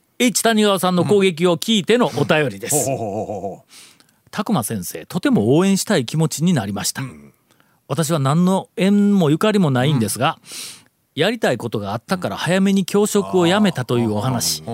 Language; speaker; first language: Japanese; native; Japanese